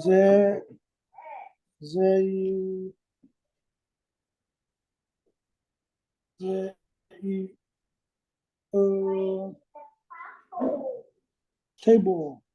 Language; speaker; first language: English; non-native, learner; Vietnamese